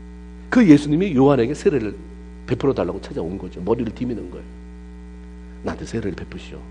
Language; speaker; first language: Korean; native; Korean